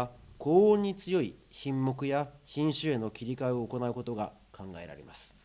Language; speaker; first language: Japanese; native; Japanese